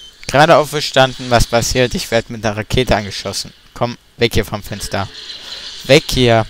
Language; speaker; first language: German; native; German